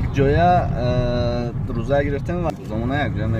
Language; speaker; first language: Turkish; non-native, fluent; Tajik